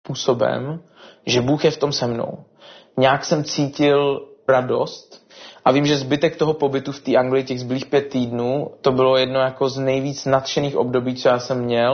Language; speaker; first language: Czech; native; Czech